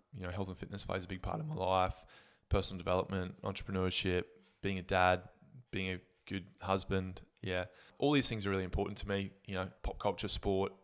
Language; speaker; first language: English; native; English